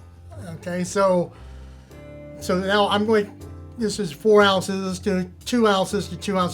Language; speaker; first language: English; native; English